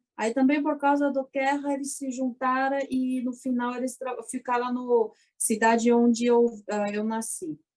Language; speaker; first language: Portuguese; early bilingual, other home language; Chinese